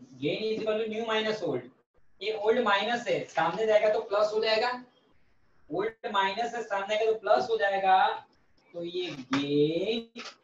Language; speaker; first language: Hindi; non-native, local second language; Gujarati